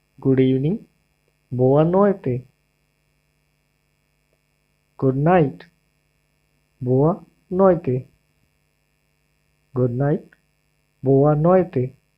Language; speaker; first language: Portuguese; non-native, learner; English